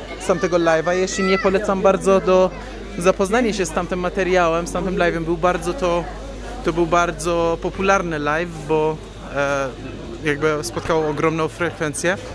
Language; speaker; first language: Polish; non-native, fluent; Persian